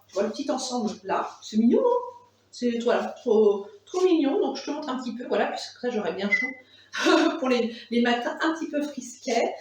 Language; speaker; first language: French; native; French